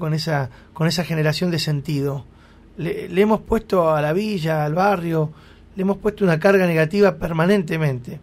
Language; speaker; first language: Spanish; native; Spanish